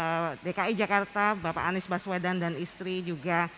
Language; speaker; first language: Indonesian; native; Indonesian